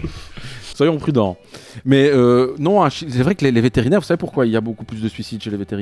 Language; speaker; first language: French; native; French